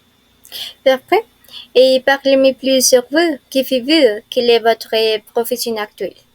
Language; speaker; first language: French; non-native, fluent; Spanish